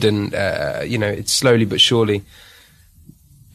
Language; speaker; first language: English; native; English